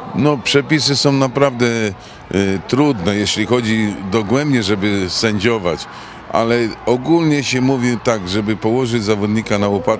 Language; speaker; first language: Polish; native; Polish